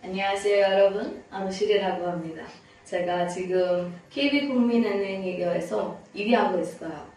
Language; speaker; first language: Korean; non-native, fluent; Marathi